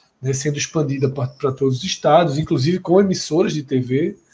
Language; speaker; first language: Portuguese; native; Portuguese